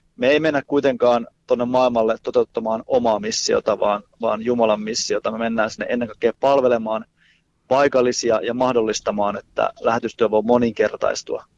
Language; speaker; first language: Finnish; native; Finnish